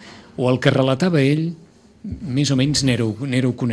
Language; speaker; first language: Catalan; native; Catalan